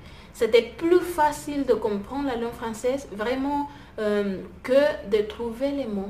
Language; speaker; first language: French; non-native, fluent; Spanish